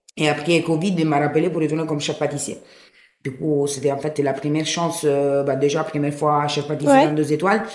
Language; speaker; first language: French; non-native, fluent; Italian